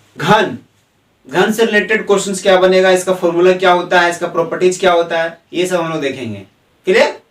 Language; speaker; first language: Hindi; native; Hindi